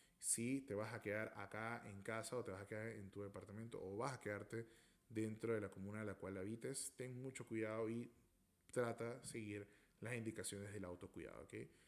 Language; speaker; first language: Spanish; native; Spanish